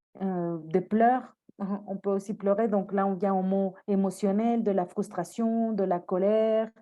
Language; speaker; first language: French; non-native, fluent; Spanish